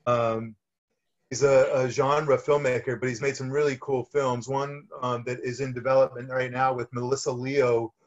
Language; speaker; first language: English; native; English